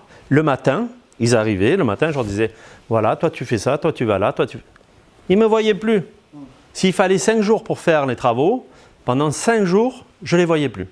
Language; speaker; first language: French; native; French